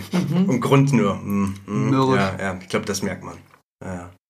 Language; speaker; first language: German; native; German